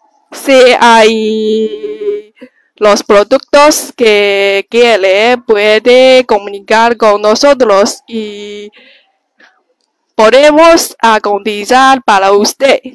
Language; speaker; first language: Spanish; non-native, learner; Chinese